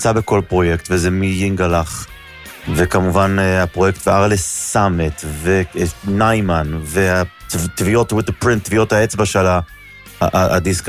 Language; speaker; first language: Hebrew; native; Hebrew